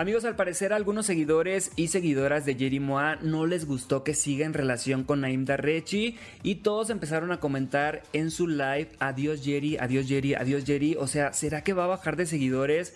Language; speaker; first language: Spanish; native; Spanish